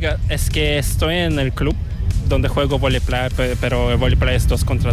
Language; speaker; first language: Spanish; non-native, fluent; Korean